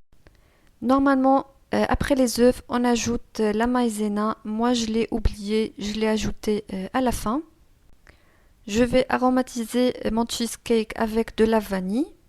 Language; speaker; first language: French; non-native, local second language; Arabic